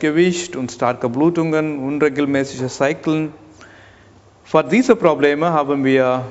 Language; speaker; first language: German; non-native, learner; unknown